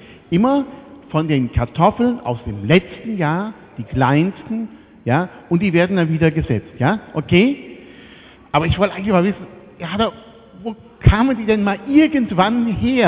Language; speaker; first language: German; native; German